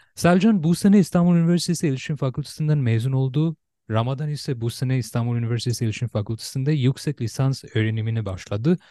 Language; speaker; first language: Turkish; non-native, fluent; Bangla